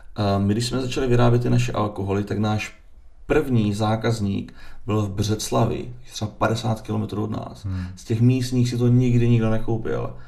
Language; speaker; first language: Czech; native; Czech